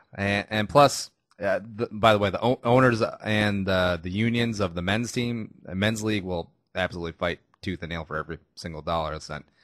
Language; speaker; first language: English; native; English